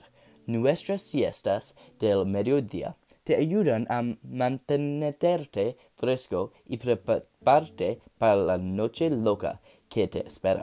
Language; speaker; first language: Spanish; non-native, learner; English